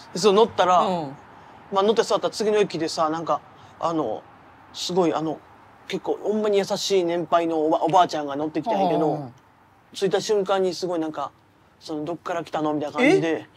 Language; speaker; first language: Japanese; native; Japanese